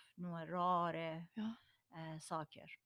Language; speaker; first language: Norwegian; non-native, learner; Persian